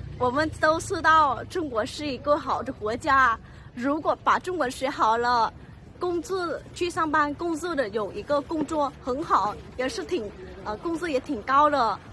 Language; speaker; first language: Chinese; non-native, learner; Vietnamese